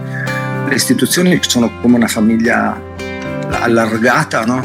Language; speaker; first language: Italian; native; Italian